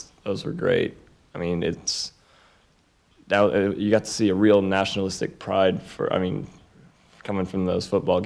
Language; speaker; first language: English; native; English